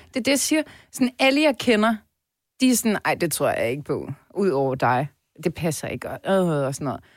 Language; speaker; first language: Danish; early bilingual, other home language; Persian